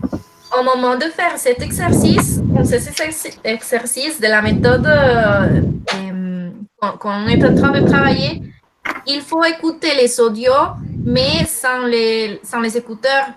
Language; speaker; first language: French; non-native, fluent; Spanish